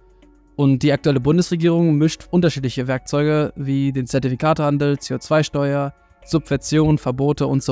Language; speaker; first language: German; native; German